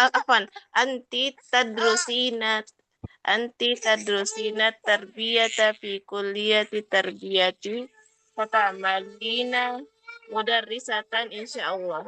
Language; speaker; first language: Arabic; non-native, learner; Indonesian